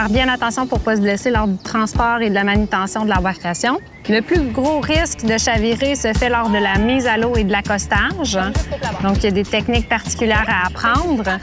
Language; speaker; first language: French; native; French